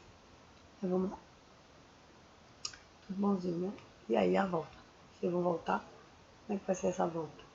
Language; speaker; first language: Portuguese; native; Portuguese